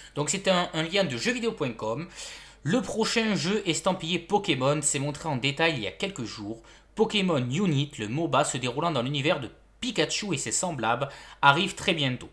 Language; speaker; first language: French; native; French